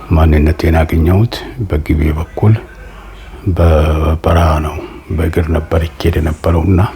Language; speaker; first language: Amharic; non-native, local second language; Oromo